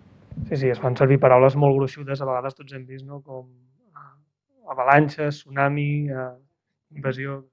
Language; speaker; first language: Catalan; native; Catalan